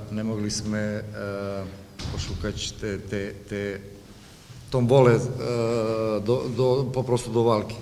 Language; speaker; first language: Polish; non-native, fluent; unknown